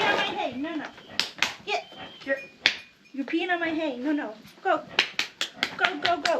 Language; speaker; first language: English; native; English